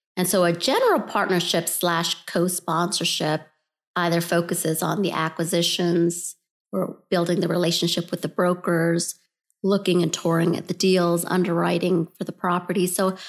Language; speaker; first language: English; early bilingual, other home language; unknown